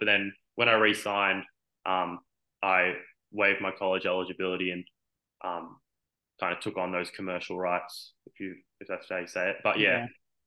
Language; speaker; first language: English; native; English